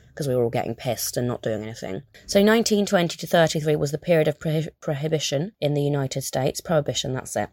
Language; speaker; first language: English; native; English